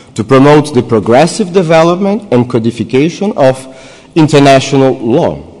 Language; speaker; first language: English; non-native, fluent; Portuguese